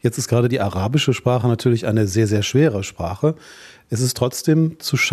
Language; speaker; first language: German; native; German